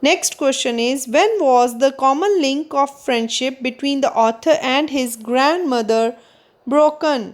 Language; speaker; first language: English; non-native, local second language; Punjabi